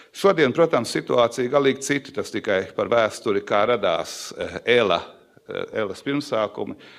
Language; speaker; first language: Latvian; native; Latvian